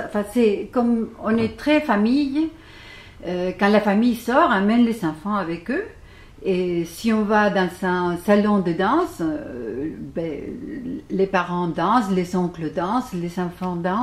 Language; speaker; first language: French; non-native, fluent; Spanish